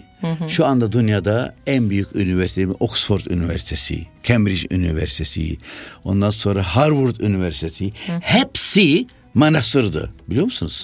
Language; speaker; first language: Turkish; non-native, local second language; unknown